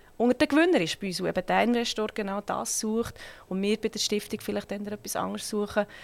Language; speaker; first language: German; native; German